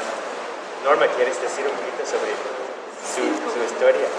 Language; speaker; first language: Spanish; non-native, fluent; English